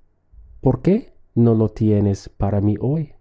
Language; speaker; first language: Spanish; non-native, fluent; English